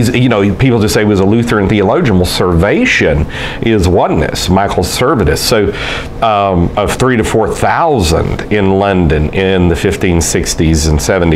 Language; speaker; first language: English; native; English